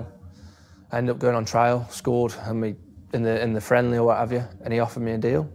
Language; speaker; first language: English; native; English